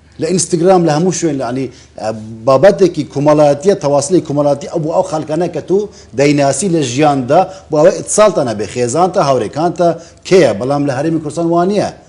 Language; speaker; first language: Central Kurdish; non-native, local second language; Kurdish